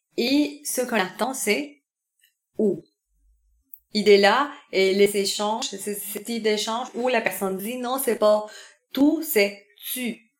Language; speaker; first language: French; non-native, fluent; Spanish